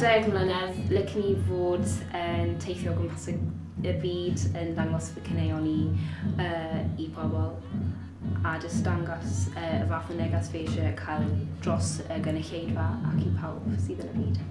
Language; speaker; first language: Welsh; non-native, local second language; English